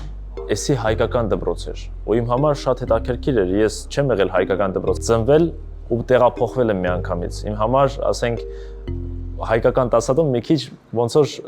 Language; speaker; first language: Armenian; early bilingual, heritage; Russian